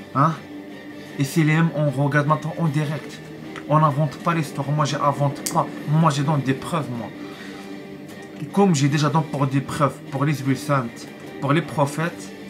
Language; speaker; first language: French; non-native, learner; Arabic